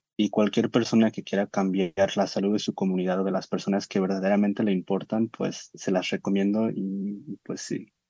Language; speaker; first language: Spanish; early bilingual, heritage; Spanish